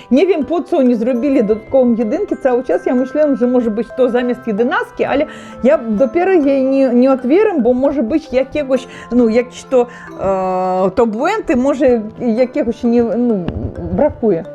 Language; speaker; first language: Polish; non-native, learner; Russian